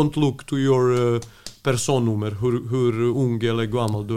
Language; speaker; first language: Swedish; non-native, fluent; Serbian